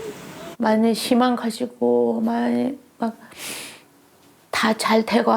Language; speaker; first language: Korean; non-native, learner; Mongolian